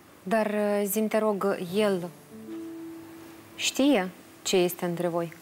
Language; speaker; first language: Romanian; native; Romanian